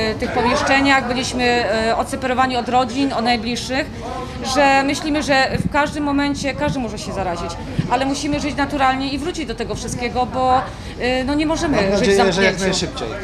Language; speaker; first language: Polish; native; Polish